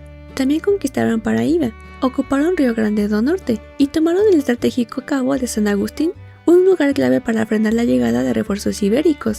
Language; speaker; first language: Spanish; native; Spanish